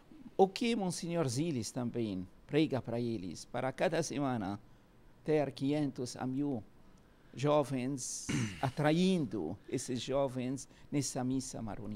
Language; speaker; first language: Portuguese; non-native, fluent; Arabic